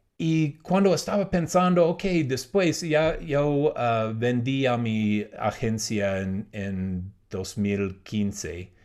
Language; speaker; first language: Spanish; non-native, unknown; English